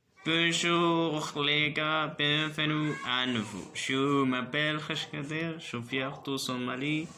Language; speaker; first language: French; non-native, learner; Somali